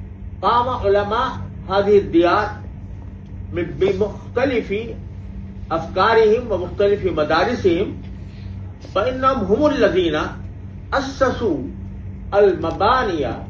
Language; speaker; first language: Arabic; non-native, fluent; Urdu